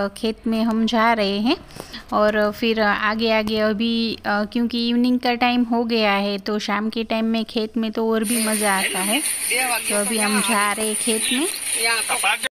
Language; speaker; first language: Hindi; non-native, local second language; Gujarati